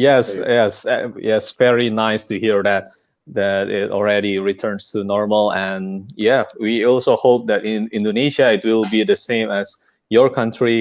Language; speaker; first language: English; non-native, fluent; Indonesian